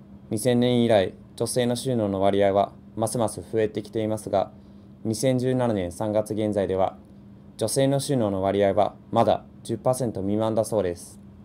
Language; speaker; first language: Japanese; non-native, fluent; English